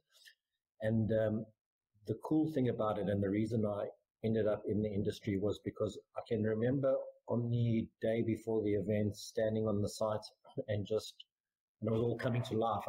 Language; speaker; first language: English; native; English